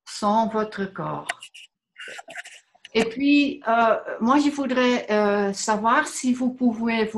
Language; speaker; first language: French; non-native, fluent; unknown